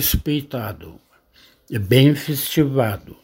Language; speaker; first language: Portuguese; non-native, learner; Arabic